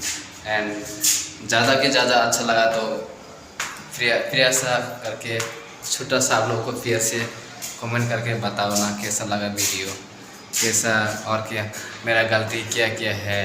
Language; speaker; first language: Hindi; non-native, local second language; Kok Borok